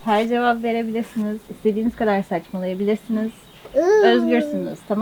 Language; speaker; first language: Turkish; native; Turkish